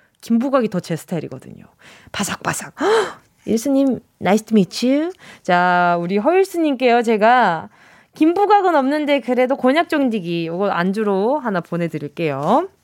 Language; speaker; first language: Korean; native; Korean